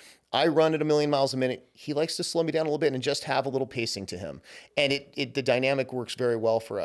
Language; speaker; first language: English; native; English